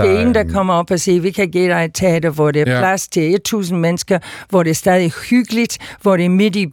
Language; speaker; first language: Danish; non-native, fluent; English